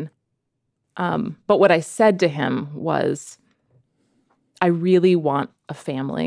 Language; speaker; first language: English; native; English